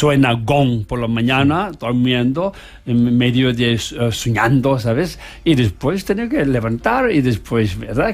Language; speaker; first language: Spanish; non-native, learner; Tibetan